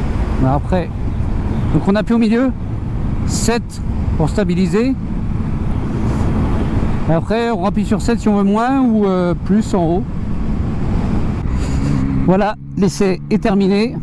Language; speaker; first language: French; native; French